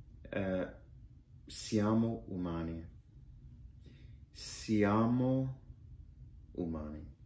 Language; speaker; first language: Italian; non-native, learner; English